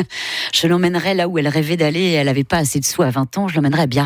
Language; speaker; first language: French; native; French